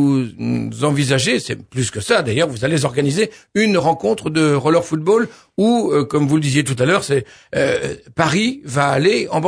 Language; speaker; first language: French; native; French